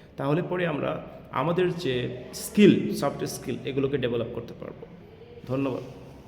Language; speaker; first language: Bangla; native; Bangla